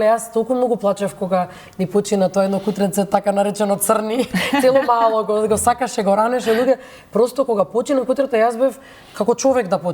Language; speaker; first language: Macedonian; native; Macedonian